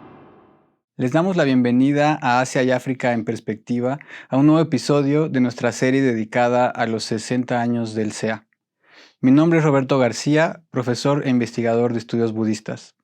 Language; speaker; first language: Spanish; native; Spanish